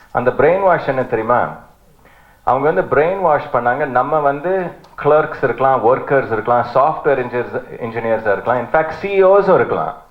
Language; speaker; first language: Tamil; early bilingual, heritage; Tamil